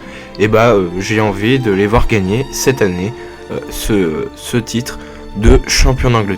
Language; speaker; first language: French; native; French